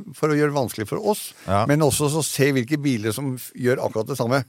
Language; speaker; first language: Norwegian; native; Norwegian